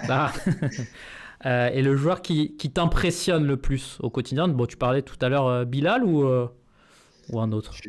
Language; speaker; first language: French; native; French